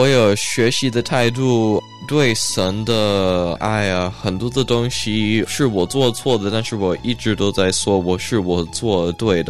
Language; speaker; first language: Chinese; early bilingual, heritage; Chinese